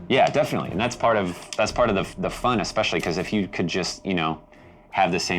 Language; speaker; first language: English; native; English